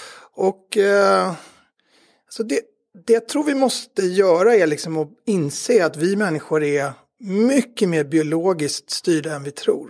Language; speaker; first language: Swedish; native; Swedish